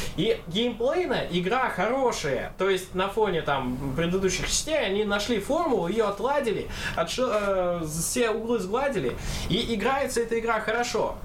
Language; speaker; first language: Russian; non-native, local second language; Kazakh